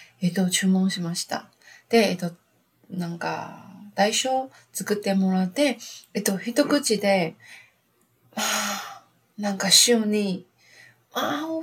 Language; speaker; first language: Japanese; non-native, learner; Chinese